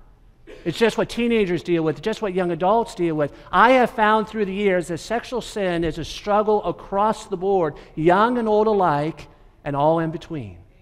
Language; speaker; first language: English; native; English